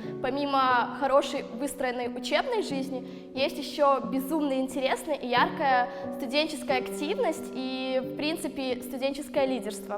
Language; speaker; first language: Russian; native; Russian